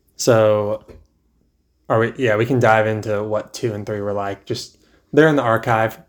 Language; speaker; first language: English; native; English